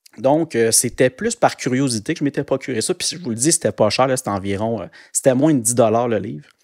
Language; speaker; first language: French; native; French